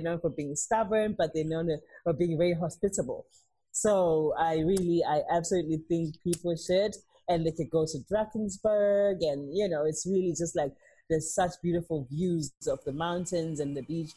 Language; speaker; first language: English; non-native, local second language; Zulu